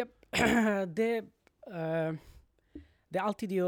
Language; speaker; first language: Swedish; non-native, learner; Bangla